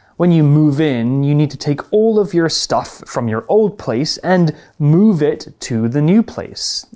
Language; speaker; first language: English; native; English